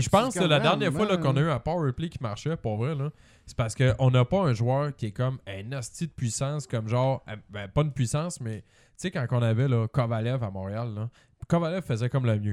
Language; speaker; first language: French; native; French